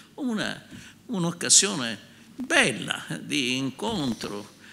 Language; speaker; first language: Italian; native; Italian